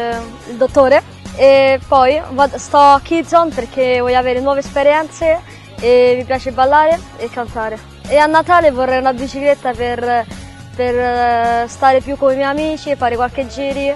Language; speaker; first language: Italian; early bilingual, other home language; Filipino